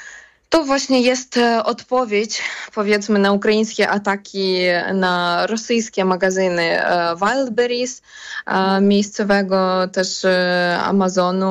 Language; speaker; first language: Polish; non-native, fluent; Ukrainian